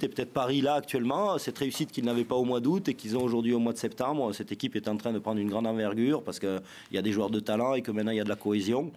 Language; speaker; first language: French; native; French